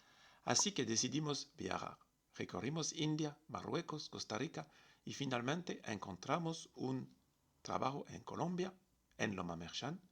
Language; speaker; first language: Spanish; non-native, fluent; French